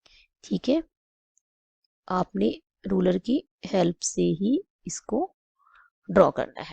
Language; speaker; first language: Hindi; native; Hindi